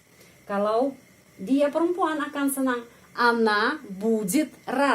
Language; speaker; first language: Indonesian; non-native, fluent; Russian